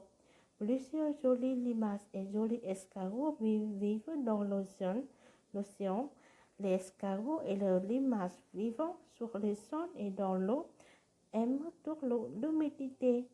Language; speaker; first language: French; non-native, learner; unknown